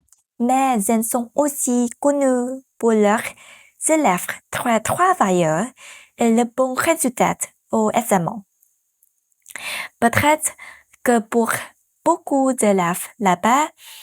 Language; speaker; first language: French; non-native, fluent; Vietnamese